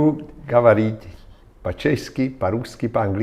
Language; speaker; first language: Russian; non-native, learner; Czech